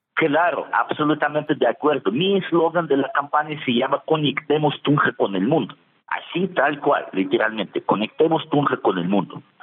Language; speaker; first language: Spanish; non-native, fluent; Russian